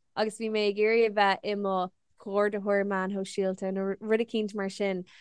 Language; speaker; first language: Irish; non-native, local second language; English